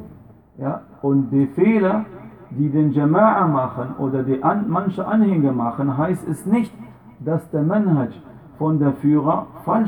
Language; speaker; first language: German; non-native, fluent; Arabic